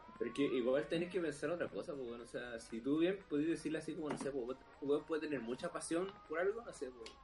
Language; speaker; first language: Spanish; native; Spanish